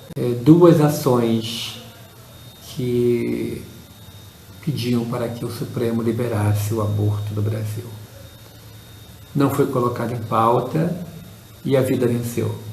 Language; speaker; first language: Portuguese; native; Portuguese